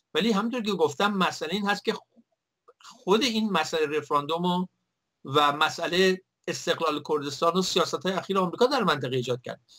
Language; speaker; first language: Persian; native; Persian